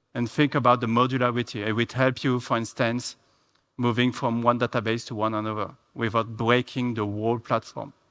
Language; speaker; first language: English; non-native, fluent; French